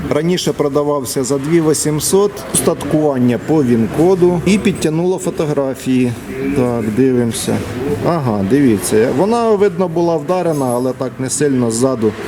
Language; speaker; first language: Ukrainian; non-native, local second language; Russian